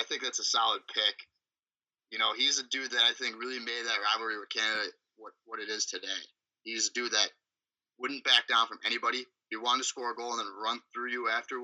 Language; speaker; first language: English; native; English